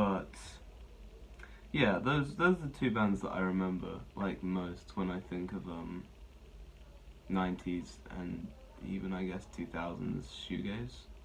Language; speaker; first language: English; native; English